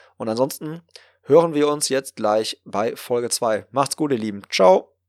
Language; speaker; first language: German; native; German